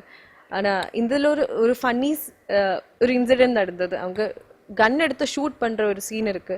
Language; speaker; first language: Tamil; non-native, learner; Malayalam